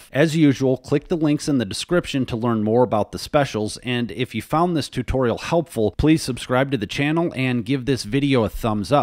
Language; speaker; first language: English; native; English